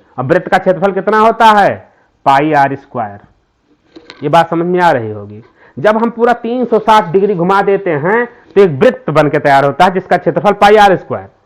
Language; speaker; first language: Hindi; native; Hindi